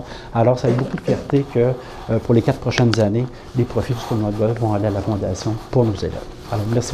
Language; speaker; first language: French; native; French